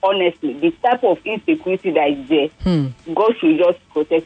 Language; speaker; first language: English; non-native, local second language; Igbo